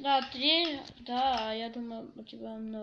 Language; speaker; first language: Russian; early bilingual, heritage; Russian